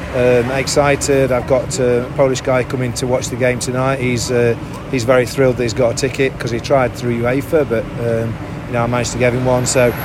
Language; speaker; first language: English; native; English